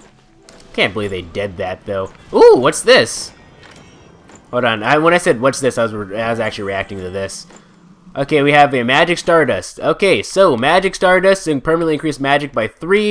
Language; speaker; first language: English; native; English